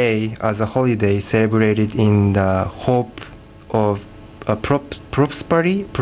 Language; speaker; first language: English; non-native, learner; Japanese